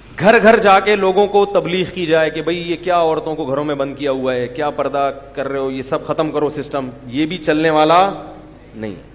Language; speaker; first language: Urdu; native; Urdu